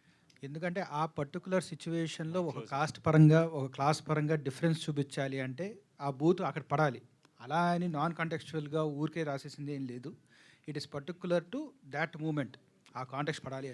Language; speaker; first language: Telugu; native; Telugu